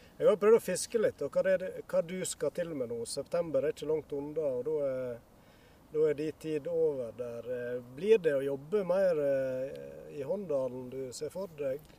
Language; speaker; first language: Norwegian; native; Norwegian